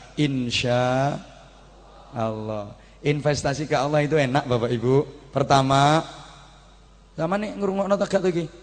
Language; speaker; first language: Indonesian; non-native, local second language; Javanese